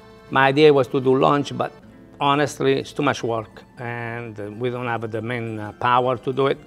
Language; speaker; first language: English; non-native, fluent; Italian